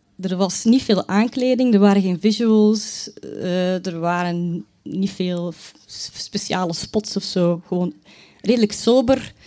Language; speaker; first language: Dutch; native; Dutch